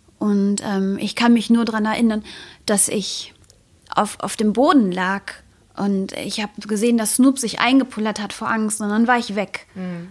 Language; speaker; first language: German; native; German